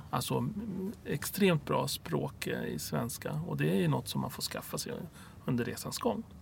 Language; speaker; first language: Swedish; early bilingual, other home language; Arabic